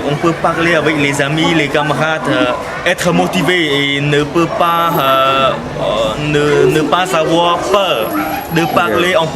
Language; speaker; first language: French; non-native, fluent; Khmer